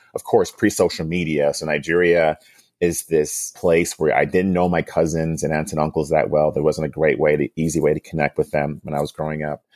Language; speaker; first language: English; early bilingual, other home language; Yoruba